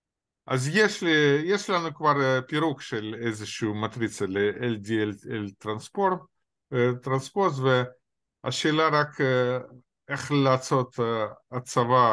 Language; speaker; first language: Hebrew; non-native, fluent; Russian